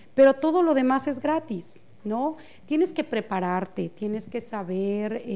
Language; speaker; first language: Spanish; native; Spanish